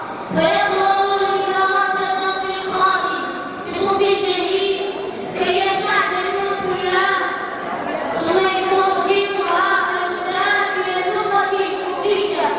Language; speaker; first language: Arabic; non-native, learner; Urdu